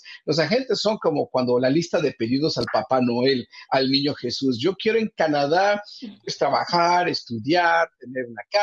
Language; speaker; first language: Spanish; native; Spanish